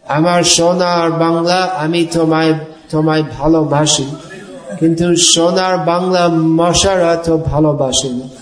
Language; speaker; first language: Bangla; non-native, fluent; English